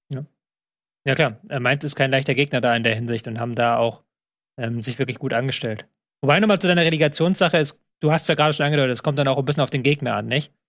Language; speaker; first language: German; native; German